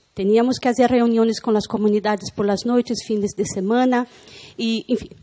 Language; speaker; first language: Spanish; non-native, learner; Portuguese